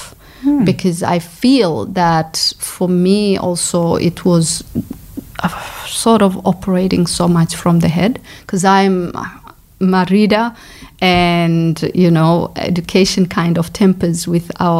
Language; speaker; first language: English; non-native, local second language; Somali